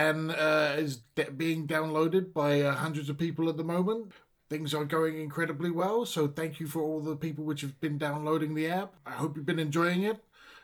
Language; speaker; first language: English; native; English